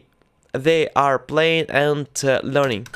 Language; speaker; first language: English; non-native, learner; Russian